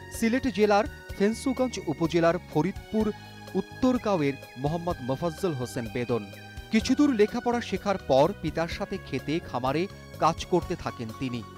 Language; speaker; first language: Bangla; native; Bangla